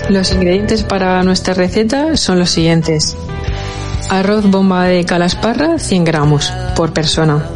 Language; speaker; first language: Spanish; native; Spanish